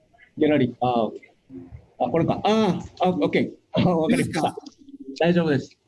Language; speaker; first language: Japanese; native; Japanese